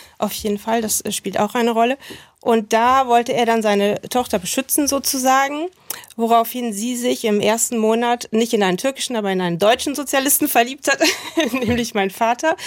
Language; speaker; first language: German; native; German